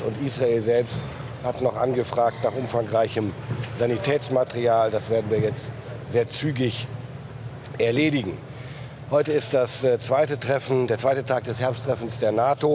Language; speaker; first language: German; native; German